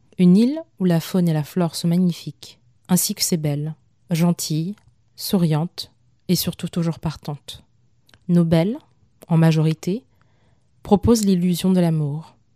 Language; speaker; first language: French; non-native, local second language; Malagasy